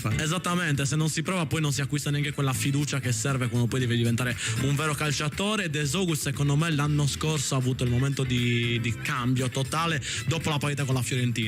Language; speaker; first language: Italian; native; Italian